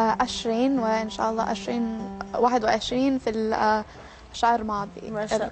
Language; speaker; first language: Arabic; early bilingual, heritage; English